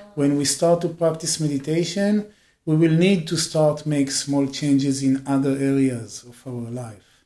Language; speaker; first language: English; non-native, fluent; Hebrew